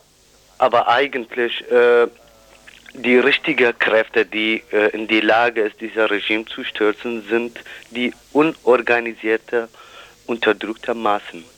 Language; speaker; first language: German; non-native, fluent; Kurdish